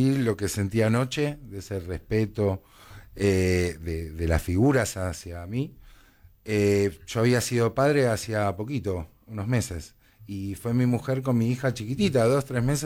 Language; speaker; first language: Spanish; native; Spanish